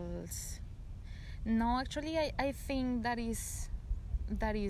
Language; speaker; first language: English; non-native, learner; Spanish